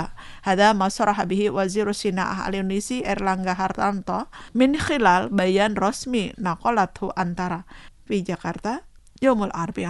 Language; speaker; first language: Arabic; non-native, fluent; Indonesian